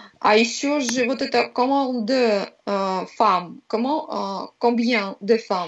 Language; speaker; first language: French; non-native, learner; Russian